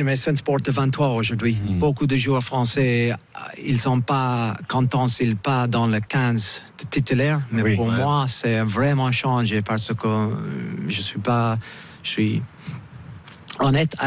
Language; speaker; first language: French; non-native, fluent; English